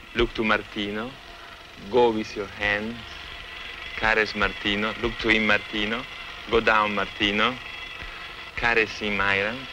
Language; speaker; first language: English; non-native, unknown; Italian